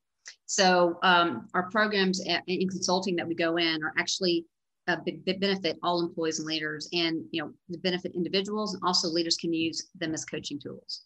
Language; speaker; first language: English; native; English